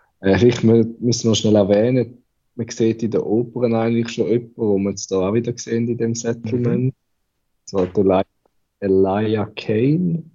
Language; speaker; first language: German; native; German